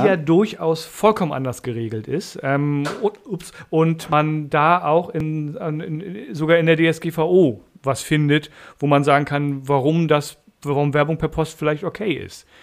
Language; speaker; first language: German; native; German